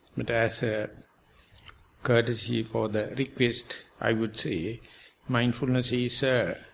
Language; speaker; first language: English; non-native, local second language; Sinhala